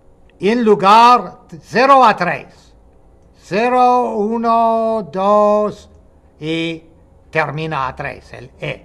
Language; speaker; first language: Spanish; non-native, fluent; English